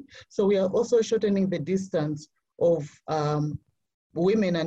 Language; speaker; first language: English; non-native, local second language; Nyanja